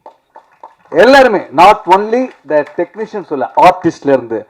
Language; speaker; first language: Tamil; native; Tamil